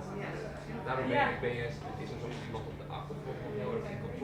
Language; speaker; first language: Dutch; native; Dutch